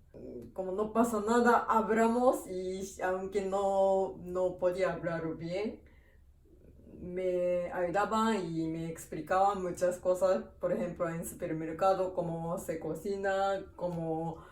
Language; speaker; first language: Spanish; non-native, fluent; Japanese